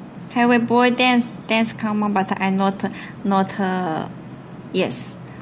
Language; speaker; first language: English; non-native, learner; Chinese